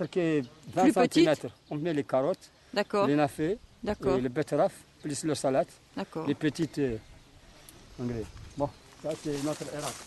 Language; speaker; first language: French; non-native, local second language; Arabic